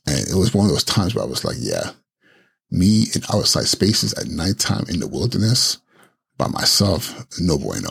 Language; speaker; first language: English; non-native, local second language; Igbo